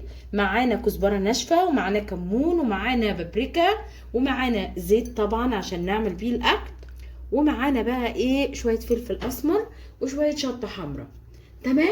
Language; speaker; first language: Arabic; native; Arabic